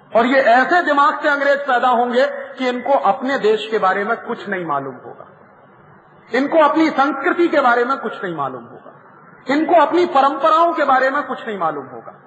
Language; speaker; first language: Hindi; native; Hindi